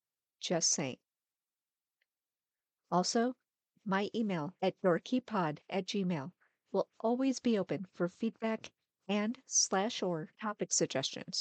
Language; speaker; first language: English; native; English